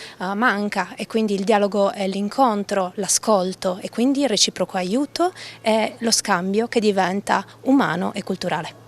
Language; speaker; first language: Italian; native; Italian